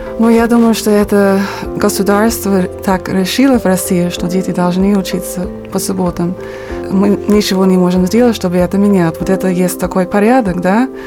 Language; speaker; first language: Russian; non-native, fluent; English